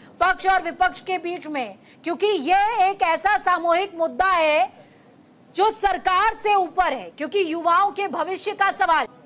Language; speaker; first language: Hindi; native; Hindi